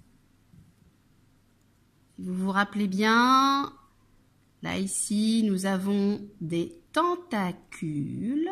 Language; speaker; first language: French; native; French